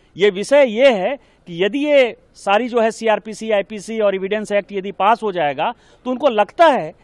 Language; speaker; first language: Hindi; native; Hindi